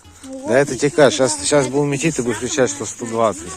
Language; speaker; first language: Russian; native; Russian